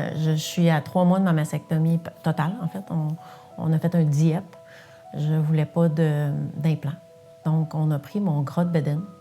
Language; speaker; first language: French; non-native, local second language; English